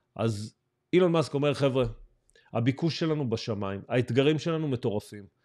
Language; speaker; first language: Hebrew; native; Hebrew